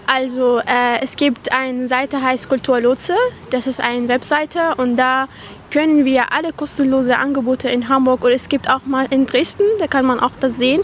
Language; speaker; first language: German; non-native, fluent; Arabic